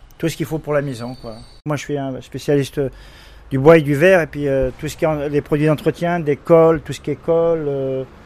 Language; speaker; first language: French; early bilingual, other home language; Portuguese